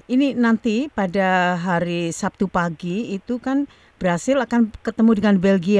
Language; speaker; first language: Indonesian; native; Indonesian